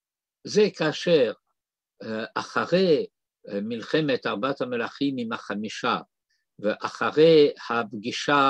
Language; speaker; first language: Hebrew; non-native, fluent; French